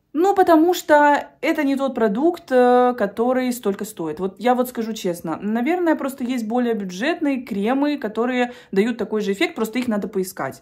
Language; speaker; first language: Russian; native; Russian